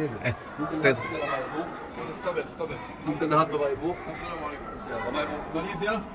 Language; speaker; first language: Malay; non-native, learner; Arabic